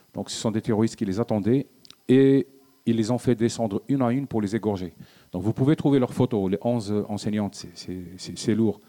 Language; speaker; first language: French; non-native, local second language; Arabic